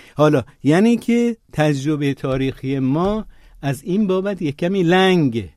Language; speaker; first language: Persian; non-native, local second language; Azerbaijani